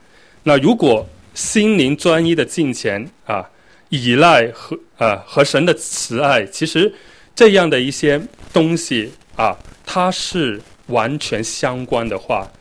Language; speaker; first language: Chinese; native; Chinese